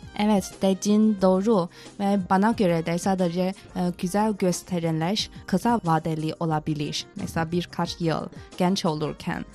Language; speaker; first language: Turkish; non-native, fluent; Chinese